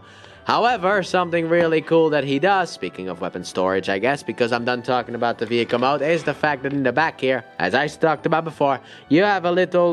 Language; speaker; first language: English; native; English